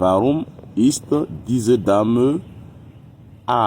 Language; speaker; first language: German; non-native, learner; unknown